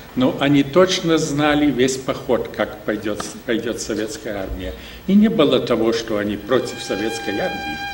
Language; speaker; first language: Russian; early bilingual, heritage; Russian